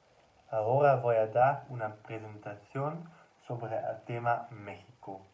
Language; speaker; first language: Spanish; non-native, learner; Dutch